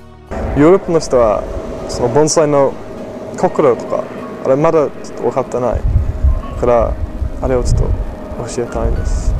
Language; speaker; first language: Japanese; non-native, fluent; English